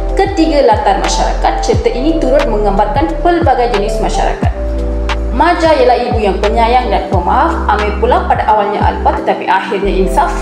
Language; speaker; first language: Malay; non-native, local second language; Tamil